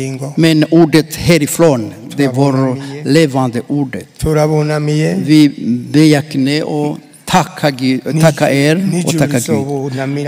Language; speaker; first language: Swedish; non-native, fluent; Rundi